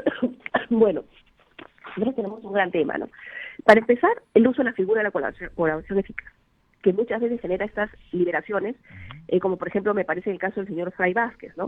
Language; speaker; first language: Spanish; native; Spanish